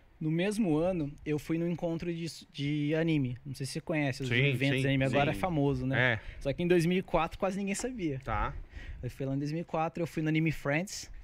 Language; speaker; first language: Portuguese; native; Portuguese